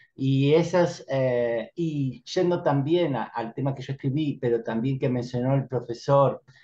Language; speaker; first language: Spanish; native; Spanish